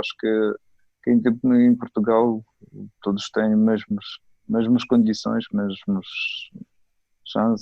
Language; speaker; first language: Portuguese; non-native, fluent; Ukrainian